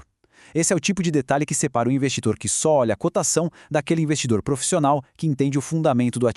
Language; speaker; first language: Portuguese; native; Portuguese